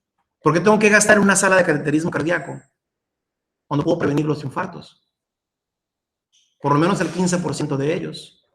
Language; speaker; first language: Spanish; native; Spanish